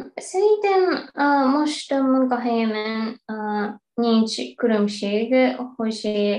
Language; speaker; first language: Hungarian; non-native, fluent; Japanese